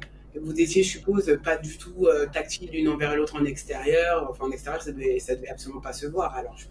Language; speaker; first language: French; native; French